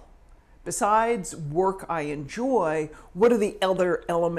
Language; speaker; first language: English; native; English